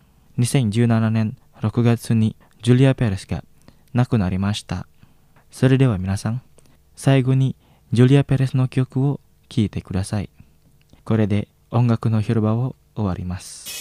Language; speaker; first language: Japanese; non-native, fluent; Indonesian